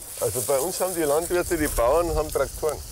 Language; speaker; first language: German; native; German